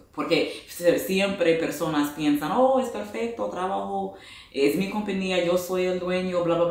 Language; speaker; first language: Spanish; non-native, fluent; English